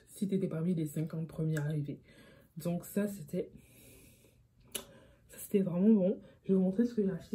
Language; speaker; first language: French; native; French